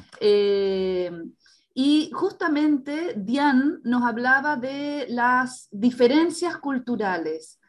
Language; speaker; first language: Spanish; native; Spanish